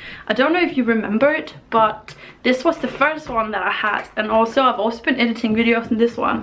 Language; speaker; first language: English; non-native, fluent; Danish